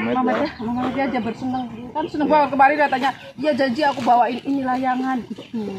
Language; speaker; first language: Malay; non-native, local second language; Javanese